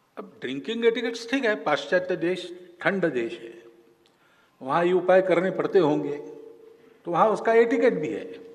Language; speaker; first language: Hindi; non-native, local second language; Marathi